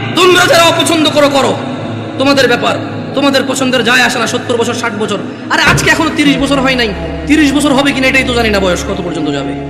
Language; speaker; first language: Bangla; early bilingual, heritage; Bangla